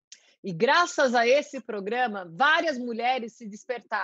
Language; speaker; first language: Spanish; non-native, learner; Portuguese